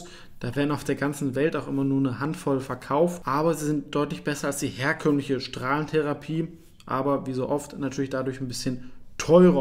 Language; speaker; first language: German; native; German